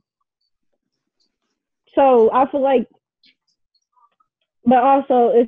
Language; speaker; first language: English; native; English